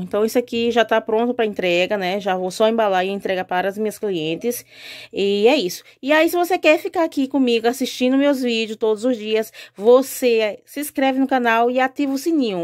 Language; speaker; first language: Portuguese; native; Portuguese